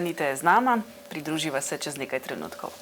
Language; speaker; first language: Slovenian; native; Slovenian